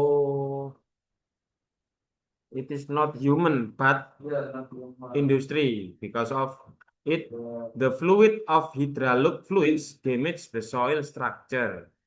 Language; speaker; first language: English; non-native, learner; Indonesian